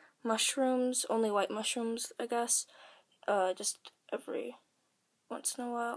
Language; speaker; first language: English; native; English